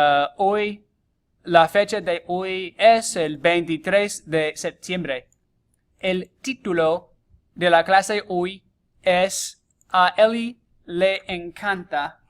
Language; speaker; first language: Spanish; non-native, fluent; English